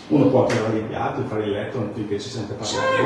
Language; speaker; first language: Italian; native; Italian